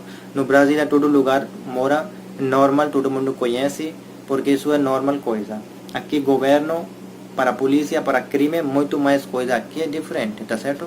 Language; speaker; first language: Portuguese; non-native, learner; Hindi